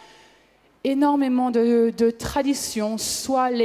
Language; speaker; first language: French; non-native, fluent; English